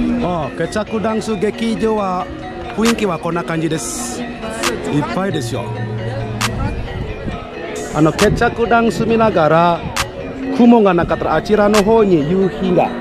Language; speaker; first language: Japanese; non-native, fluent; Indonesian